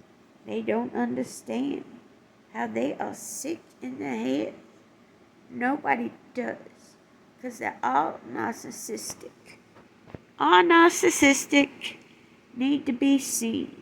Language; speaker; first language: English; native; English